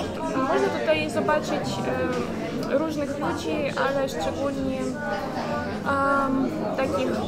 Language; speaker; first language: Polish; non-native, fluent; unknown